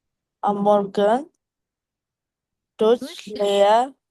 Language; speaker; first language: German; non-native, learner; Indonesian